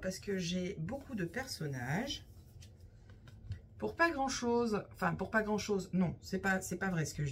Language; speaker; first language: French; native; French